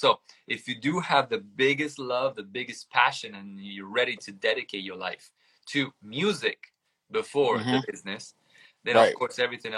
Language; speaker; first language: English; non-native, fluent; Italian